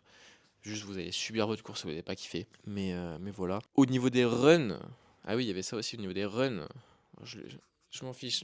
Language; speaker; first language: French; native; French